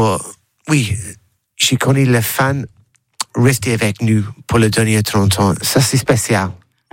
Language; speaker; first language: French; non-native, learner; English